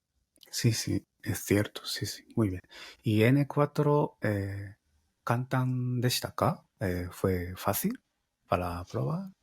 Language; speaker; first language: Spanish; non-native, fluent; Japanese